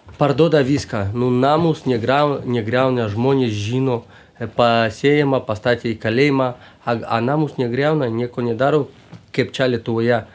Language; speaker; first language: Lithuanian; non-native, local second language; Romany